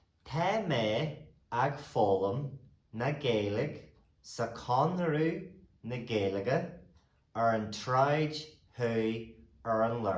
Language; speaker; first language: Irish; non-native, local second language; English